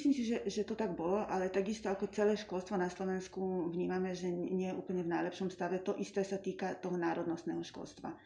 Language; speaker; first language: Slovak; non-native, local second language; Hungarian